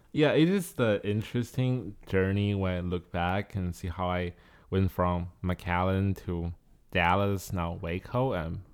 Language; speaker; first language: English; non-native, fluent; Chinese